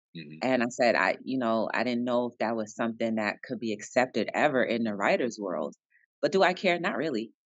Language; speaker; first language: English; native; English